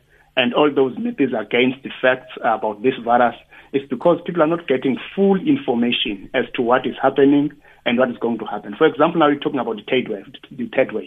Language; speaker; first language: English; non-native, local second language; Xhosa